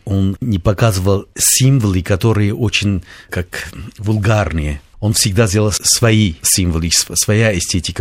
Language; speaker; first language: Russian; non-native, fluent; Armenian